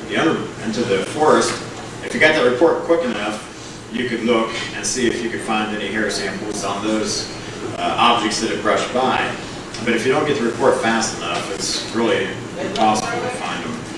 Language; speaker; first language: English; native; English